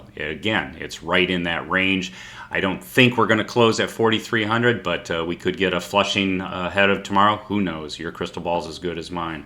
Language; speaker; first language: English; native; English